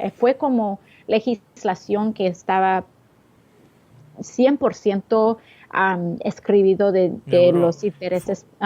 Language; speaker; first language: Spanish; early bilingual, heritage; English